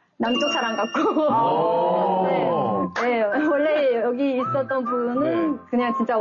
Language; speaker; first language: Korean; native; Korean